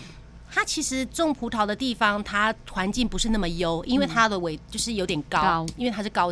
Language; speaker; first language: Chinese; native; Chinese